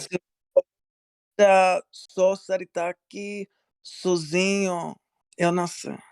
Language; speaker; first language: Portuguese; non-native, learner; English